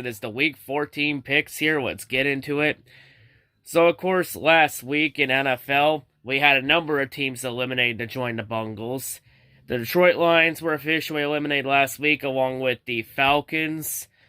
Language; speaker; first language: English; native; English